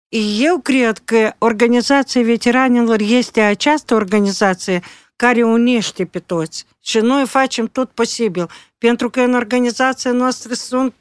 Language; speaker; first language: Romanian; non-native, local second language; Russian